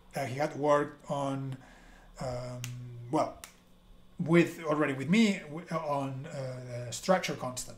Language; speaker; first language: English; non-native, fluent; Spanish